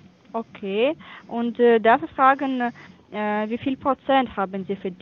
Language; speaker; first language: German; non-native, fluent; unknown